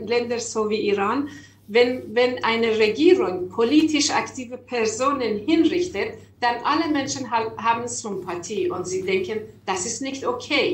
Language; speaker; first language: German; non-native, learner; Persian